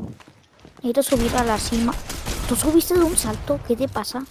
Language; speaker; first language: Spanish; native; Spanish